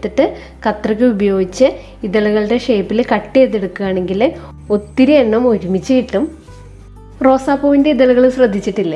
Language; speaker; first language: Malayalam; native; Malayalam